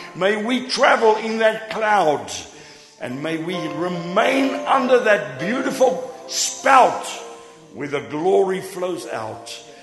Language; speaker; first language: English; non-native, local second language; Afrikaans